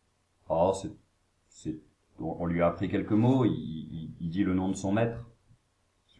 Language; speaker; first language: French; native; French